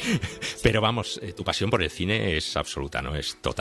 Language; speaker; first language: Spanish; native; Spanish